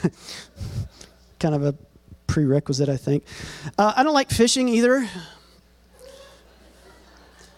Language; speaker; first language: English; native; English